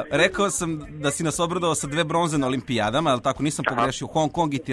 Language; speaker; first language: Serbian; native; Serbian